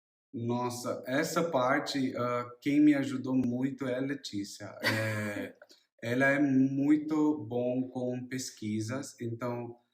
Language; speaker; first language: Portuguese; non-native, learner; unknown